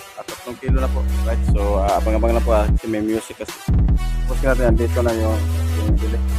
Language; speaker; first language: Filipino; non-native, local second language; Cebuano